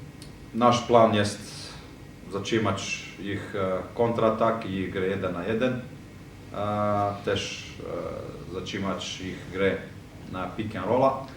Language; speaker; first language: Polish; non-native, fluent; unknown